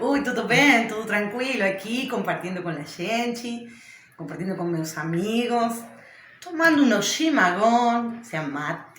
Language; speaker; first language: Portuguese; non-native, learner; Spanish